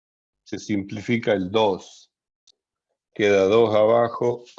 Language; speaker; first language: Spanish; native; Spanish